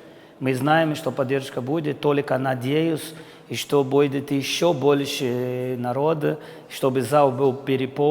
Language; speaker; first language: Russian; non-native, fluent; Portuguese